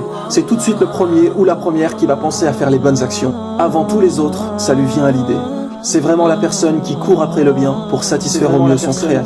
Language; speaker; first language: French; native; French